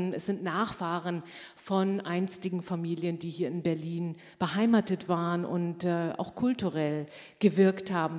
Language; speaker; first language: German; native; German